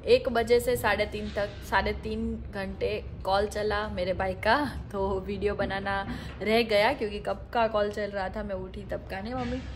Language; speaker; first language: Hindi; non-native, local second language; Gujarati